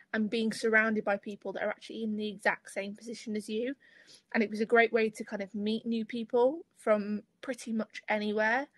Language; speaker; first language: English; native; English